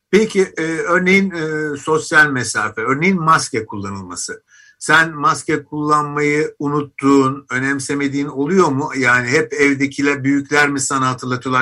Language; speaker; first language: Turkish; native; Turkish